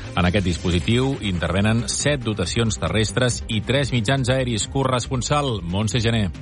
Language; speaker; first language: Catalan; native; Catalan